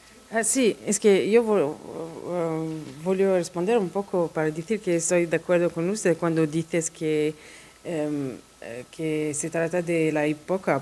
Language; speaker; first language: Spanish; non-native, fluent; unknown